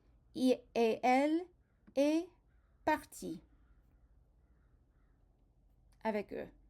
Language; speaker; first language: French; non-native, fluent; English